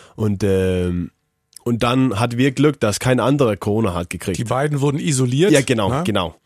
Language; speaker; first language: German; non-native, learner; Faroese